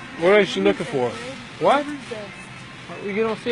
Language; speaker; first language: English; native; English